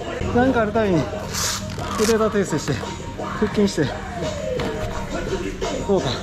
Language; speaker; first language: Japanese; native; Japanese